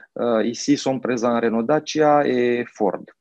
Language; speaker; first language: French; non-native, fluent; Romanian